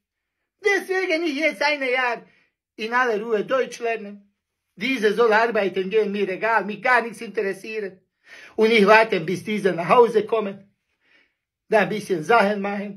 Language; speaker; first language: German; non-native, learner; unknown